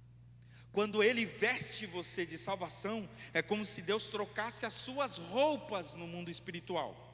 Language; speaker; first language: Portuguese; native; Portuguese